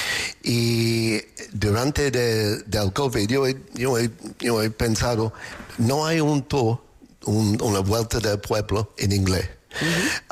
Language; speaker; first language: Spanish; non-native, learner; English